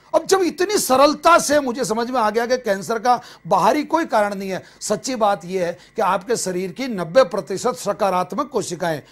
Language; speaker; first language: Hindi; native; Hindi